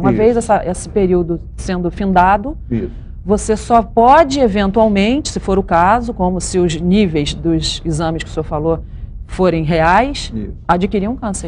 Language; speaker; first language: Portuguese; native; Portuguese